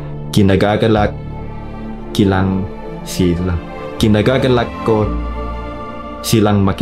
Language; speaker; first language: Filipino; non-native, learner; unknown